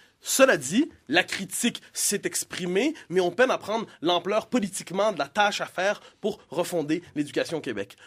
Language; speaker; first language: French; native; French